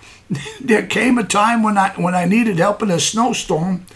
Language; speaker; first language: English; native; English